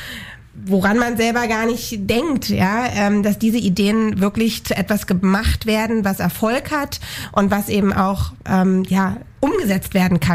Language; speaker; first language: German; native; German